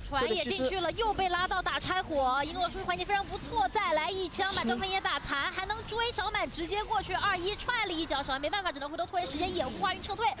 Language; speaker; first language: Chinese; native; Chinese